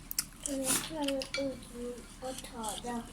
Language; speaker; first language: Norwegian; early bilingual, other home language; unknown